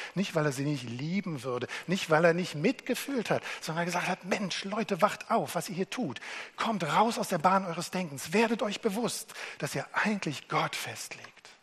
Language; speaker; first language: German; native; German